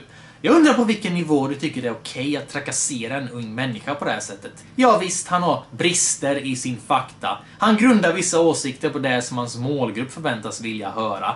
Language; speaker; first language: Swedish; early bilingual, other home language; Bosnian